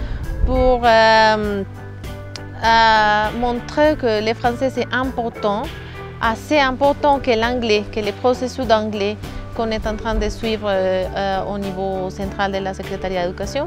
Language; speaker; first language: French; non-native, fluent; Spanish